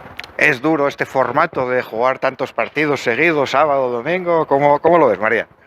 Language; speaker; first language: Spanish; native; Spanish